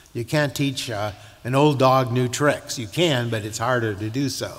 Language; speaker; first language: English; native; English